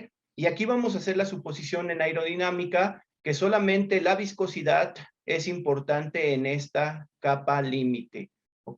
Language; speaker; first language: Spanish; native; Spanish